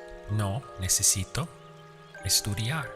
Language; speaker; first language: Spanish; non-native, fluent; English